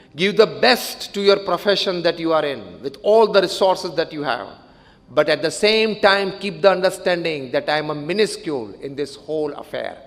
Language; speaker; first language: English; non-native, local second language; Gujarati